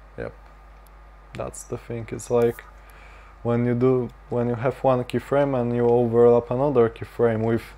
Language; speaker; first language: English; non-native, fluent; Polish